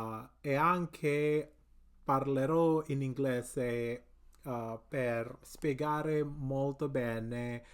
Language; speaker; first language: Italian; non-native, learner; English